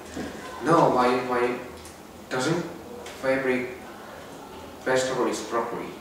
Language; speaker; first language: English; non-native, learner; Korean